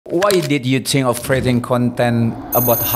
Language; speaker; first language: English; non-native, learner; Indonesian